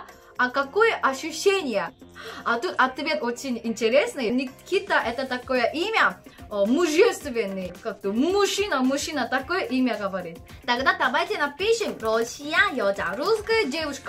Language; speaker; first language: Russian; non-native, learner; Korean